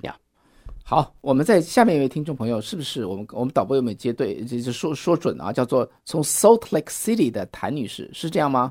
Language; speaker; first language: Chinese; native; Chinese